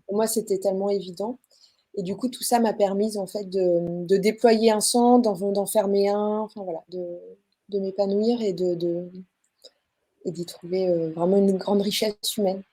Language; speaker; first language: French; native; French